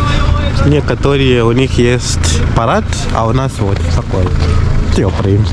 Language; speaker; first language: Russian; non-native, learner; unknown